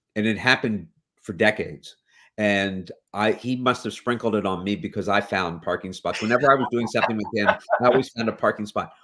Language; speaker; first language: English; native; English